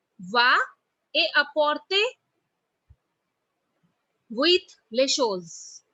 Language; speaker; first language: French; non-native, fluent; Hindi